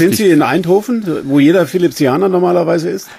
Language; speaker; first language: German; native; German